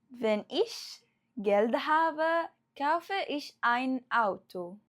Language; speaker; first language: German; non-native, fluent; Arabic